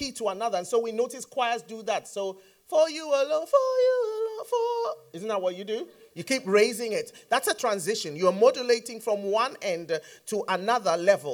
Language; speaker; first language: English; non-native, local second language; Akan